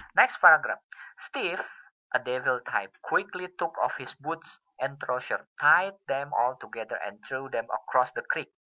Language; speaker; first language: English; non-native, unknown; Indonesian